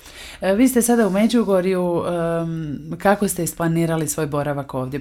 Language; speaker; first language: Croatian; native; Croatian